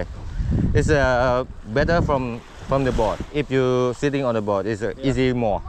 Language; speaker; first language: English; non-native, learner; Thai